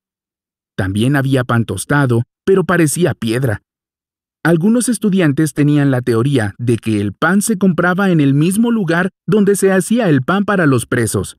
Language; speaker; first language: Spanish; native; Spanish